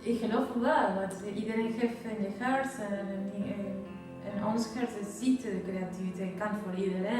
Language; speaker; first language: Dutch; non-native, learner; Spanish